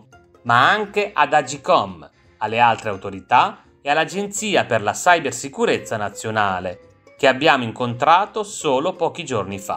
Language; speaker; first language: Italian; native; Italian